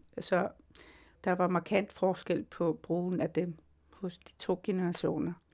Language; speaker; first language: Danish; non-native, local second language; Kalaallisut